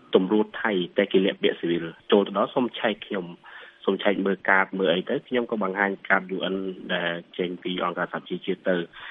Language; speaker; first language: Khmer; native; Khmer